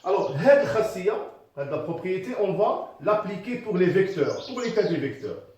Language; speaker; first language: French; non-native, local second language; Arabic